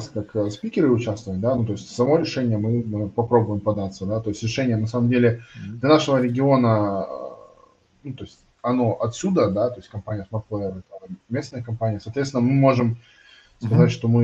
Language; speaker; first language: Russian; native; Russian